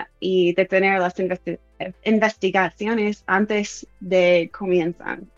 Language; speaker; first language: Spanish; non-native, fluent; English